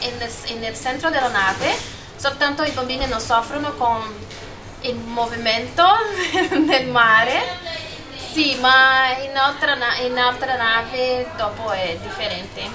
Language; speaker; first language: Italian; non-native, learner; Spanish